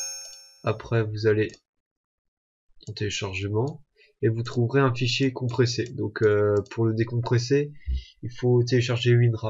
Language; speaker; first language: French; native; French